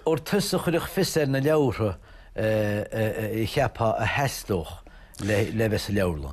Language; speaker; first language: Irish; native; Irish